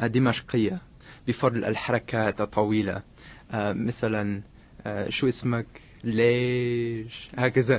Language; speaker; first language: Arabic; non-native, fluent; English